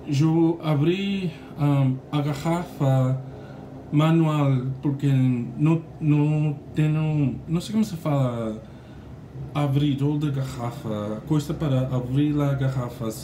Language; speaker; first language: Portuguese; non-native, learner; English